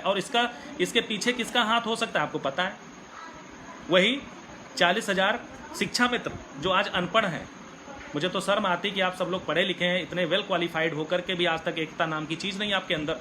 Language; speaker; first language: Hindi; native; Hindi